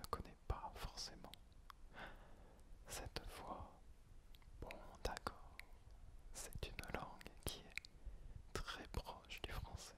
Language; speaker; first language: French; native; French